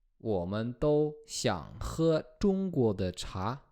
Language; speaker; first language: Chinese; non-native, fluent; Polish